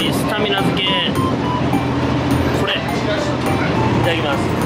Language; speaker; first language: Japanese; native; Japanese